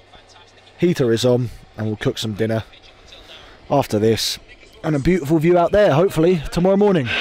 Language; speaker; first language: English; native; English